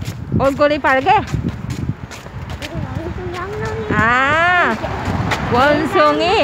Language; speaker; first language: Korean; non-native, learner; Filipino